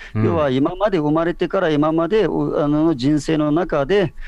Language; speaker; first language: Japanese; non-native, fluent; Uyghur